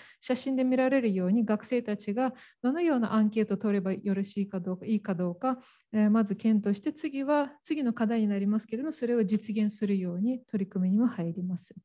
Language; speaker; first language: Japanese; non-native, fluent; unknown